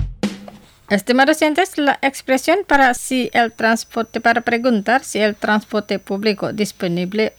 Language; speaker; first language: Spanish; non-native, fluent; Indonesian